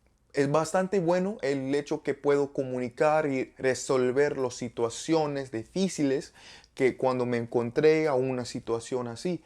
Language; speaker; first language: Spanish; non-native, learner; English